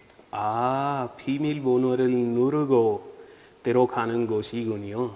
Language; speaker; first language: Korean; non-native, learner; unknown